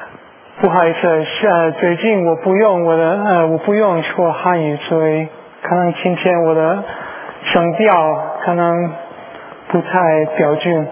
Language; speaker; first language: Chinese; non-native, learner; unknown